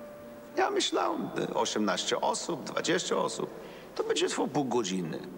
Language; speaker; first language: Polish; non-native, learner; English